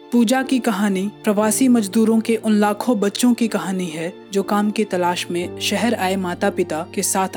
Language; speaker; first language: Hindi; native; Hindi